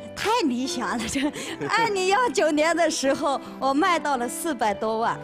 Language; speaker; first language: Chinese; non-native, local second language; Tibetan